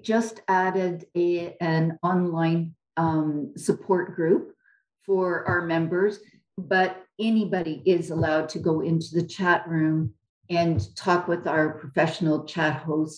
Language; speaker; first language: English; native; English